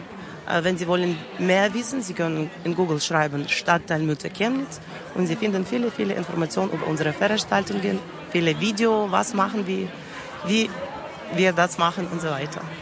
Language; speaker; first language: German; non-native, learner; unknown